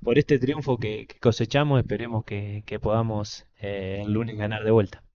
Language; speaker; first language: Spanish; native; Spanish